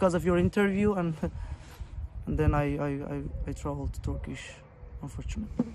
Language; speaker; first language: English; non-native, fluent; Persian